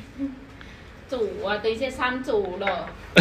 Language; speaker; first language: Chinese; non-native, learner; Lao